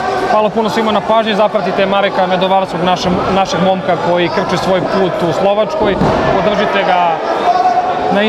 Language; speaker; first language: Serbian; native; Serbian